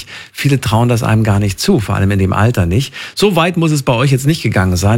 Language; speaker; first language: German; native; German